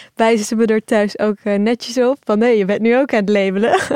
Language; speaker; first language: Dutch; early bilingual, other home language; Turkish